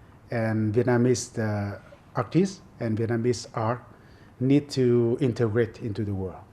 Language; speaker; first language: English; non-native, fluent; Vietnamese